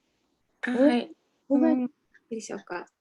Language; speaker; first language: Japanese; non-native, fluent; Mongolian